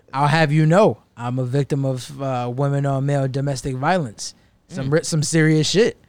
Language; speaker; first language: English; native; English